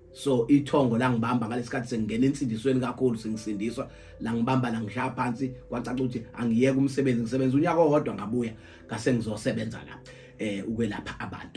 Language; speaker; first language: Zulu; native; Zulu